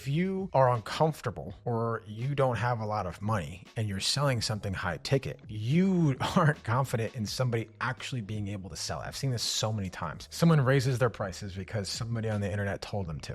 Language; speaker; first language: English; native; English